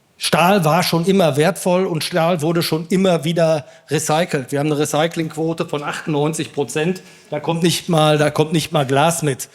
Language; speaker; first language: German; native; German